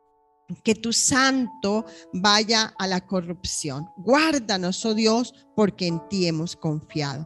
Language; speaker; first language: Spanish; native; Spanish